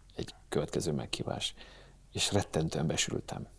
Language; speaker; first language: Hungarian; native; Hungarian